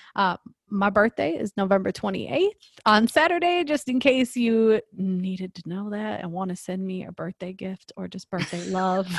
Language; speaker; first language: English; early bilingual, other home language; Spanish